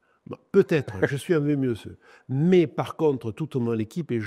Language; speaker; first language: French; native; French